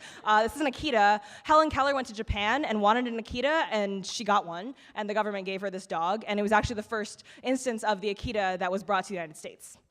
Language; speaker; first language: English; native; English